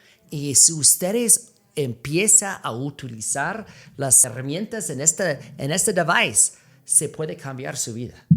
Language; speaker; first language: Spanish; non-native, fluent; English